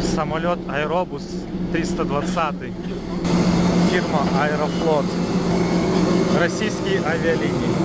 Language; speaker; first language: Russian; native; Russian